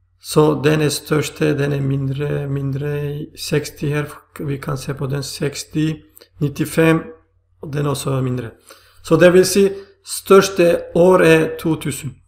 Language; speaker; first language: Swedish; non-native, fluent; Turkish